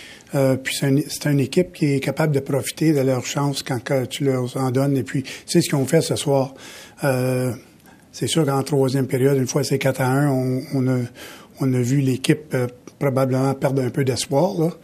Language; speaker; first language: French; native; French